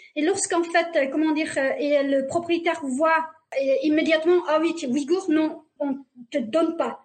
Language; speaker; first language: French; non-native, fluent; Uyghur